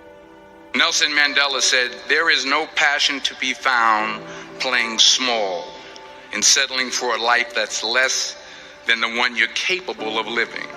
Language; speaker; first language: English; native; English